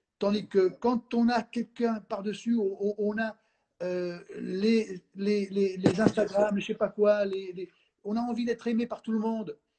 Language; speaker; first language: French; non-native, fluent; Spanish